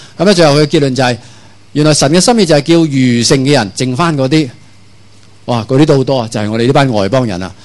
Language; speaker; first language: Chinese; non-native, local second language; Cantonese